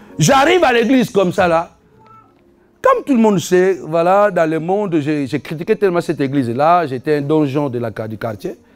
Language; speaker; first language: French; non-native, fluent; Lingala